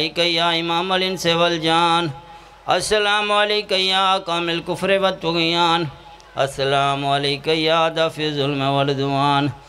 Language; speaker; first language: Urdu; non-native, local second language; Punjabi